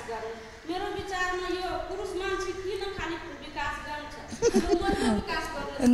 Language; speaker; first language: Nepali; non-native, local second language; Maithili